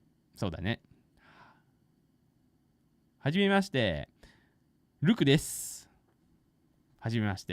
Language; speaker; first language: Japanese; non-native, fluent; English